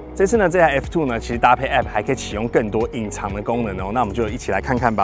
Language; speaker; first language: Chinese; native; Chinese